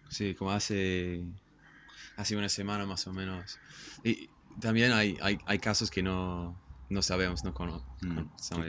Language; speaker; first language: Spanish; non-native, fluent; English